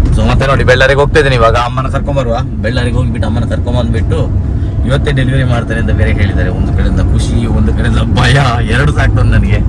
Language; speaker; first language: Kannada; non-native, local second language; Tulu